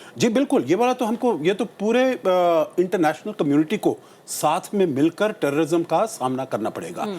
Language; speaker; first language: Hindi; native; Hindi